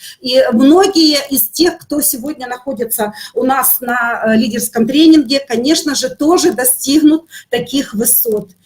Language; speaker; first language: Russian; native; Russian